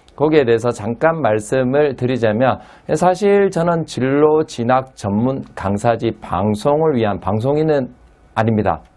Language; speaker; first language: Korean; native; Korean